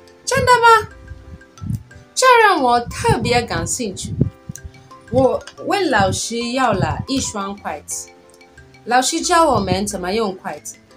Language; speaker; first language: Chinese; non-native, learner; Igbo